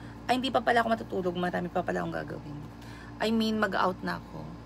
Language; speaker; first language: Filipino; native; Filipino